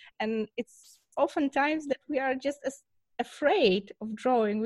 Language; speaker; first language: English; non-native, fluent; Polish